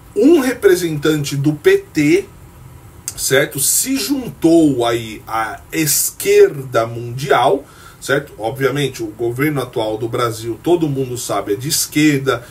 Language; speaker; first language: Portuguese; native; Portuguese